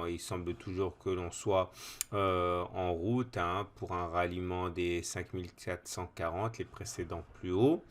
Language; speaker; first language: French; native; French